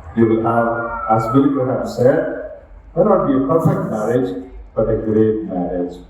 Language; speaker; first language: English; non-native, local second language; Malayalam